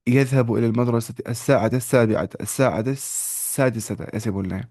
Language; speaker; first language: Arabic; non-native, fluent; Urdu